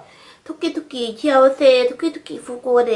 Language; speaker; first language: Japanese; non-native, learner; Thai